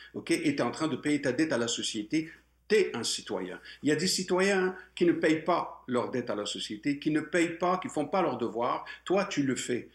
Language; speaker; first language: French; non-native, local second language; Arabic